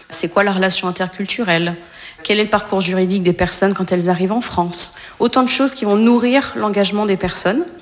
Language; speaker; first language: French; native; French